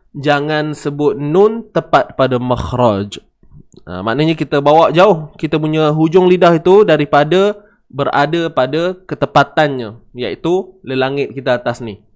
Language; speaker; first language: Malay; native; Malay